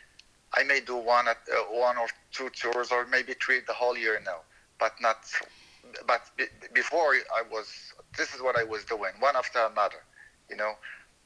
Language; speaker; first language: English; non-native, fluent; Arabic